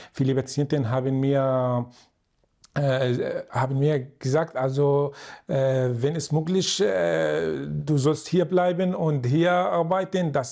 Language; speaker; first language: German; non-native, learner; Arabic